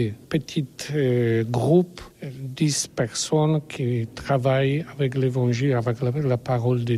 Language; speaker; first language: French; non-native, learner; Polish